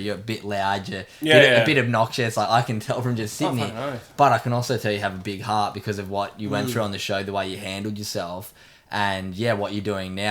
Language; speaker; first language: English; native; English